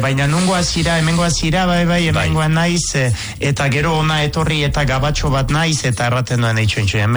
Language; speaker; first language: Basque; non-native, local second language; Spanish